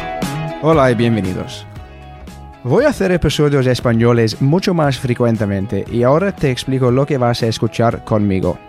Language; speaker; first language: Spanish; non-native, fluent; English